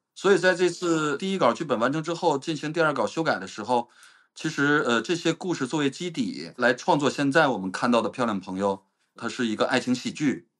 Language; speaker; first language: Chinese; native; Chinese